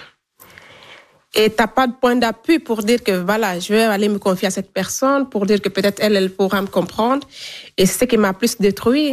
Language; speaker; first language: French; non-native, local second language; Fula